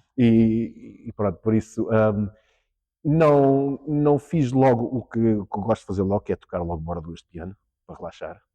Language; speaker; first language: Portuguese; early bilingual, heritage; Portuguese